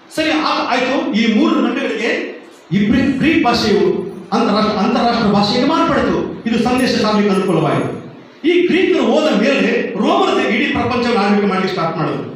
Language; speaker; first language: Kannada; non-native, local second language; Tamil